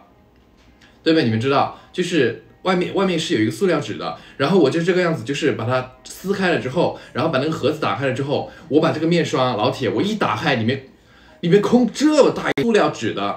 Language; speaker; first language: Chinese; native; Chinese